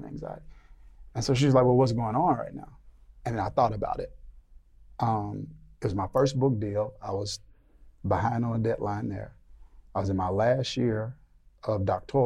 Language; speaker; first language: English; native; English